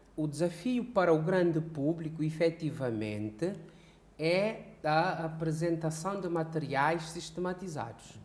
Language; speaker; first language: Portuguese; non-native, local second language; Kabuverdianu